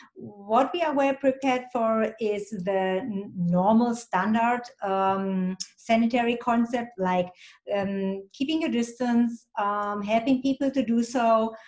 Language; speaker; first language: English; non-native, fluent; German